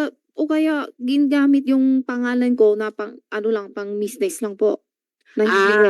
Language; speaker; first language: Filipino; non-native, learner; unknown